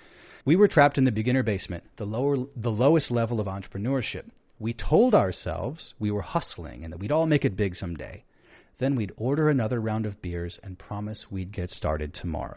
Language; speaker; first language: English; native; English